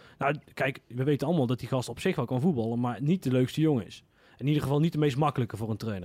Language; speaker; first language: Dutch; native; Dutch